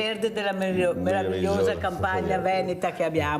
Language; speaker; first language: Italian; native; Italian